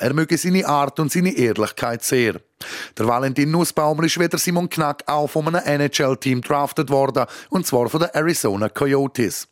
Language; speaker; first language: German; native; German